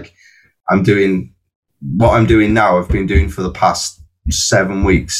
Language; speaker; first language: English; native; English